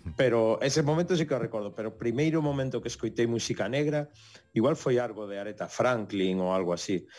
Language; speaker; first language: Galician; native; Galician